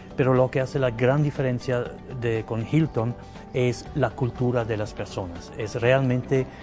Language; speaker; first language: Spanish; non-native, fluent; Swiss German